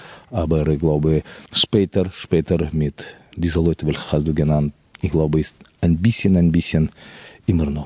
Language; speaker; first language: German; non-native, fluent; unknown